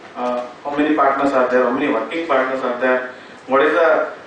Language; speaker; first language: English; non-native, local second language; Kannada